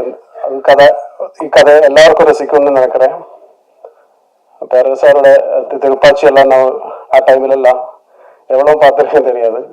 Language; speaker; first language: Tamil; non-native, learner; Malayalam